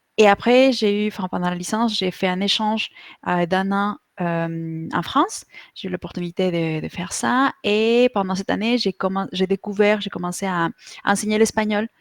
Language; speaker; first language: French; non-native, fluent; Spanish